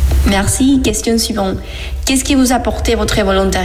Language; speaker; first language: French; non-native, fluent; Spanish